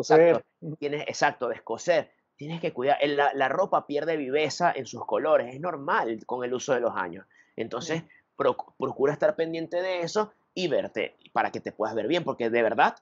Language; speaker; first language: Spanish; native; Spanish